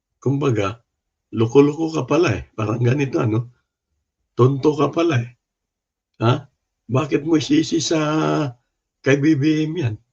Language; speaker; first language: Filipino; non-native, local second language; Cebuano